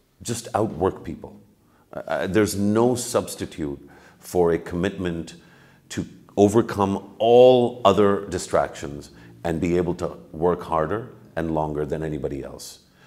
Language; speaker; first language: English; early bilingual, other home language; Urdu